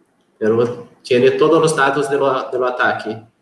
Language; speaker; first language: Spanish; non-native, fluent; Portuguese